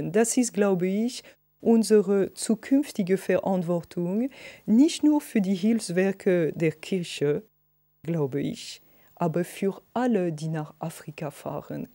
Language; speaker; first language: German; non-native, fluent; French